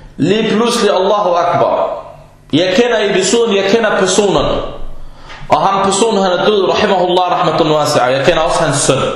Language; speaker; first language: Danish; non-native, fluent; Arabic